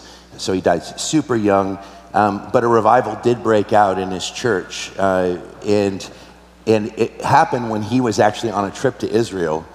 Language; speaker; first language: English; native; English